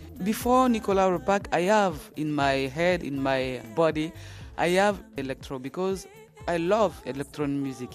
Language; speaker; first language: English; non-native, learner; French